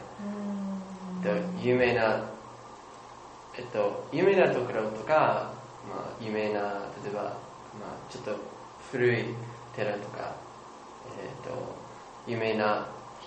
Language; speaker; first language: Japanese; non-native, learner; English